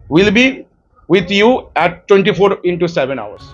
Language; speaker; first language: English; non-native, local second language; Bangla